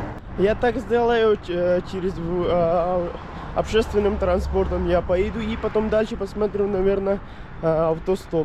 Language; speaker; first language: Russian; non-native, learner; Urdu